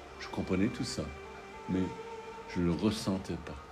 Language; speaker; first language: French; non-native, fluent; English